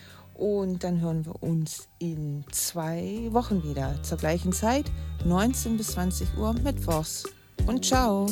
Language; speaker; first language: German; native; German